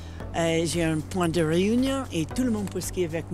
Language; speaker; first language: French; non-native, fluent; English